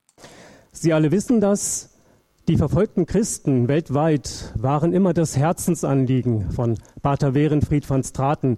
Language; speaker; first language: German; native; German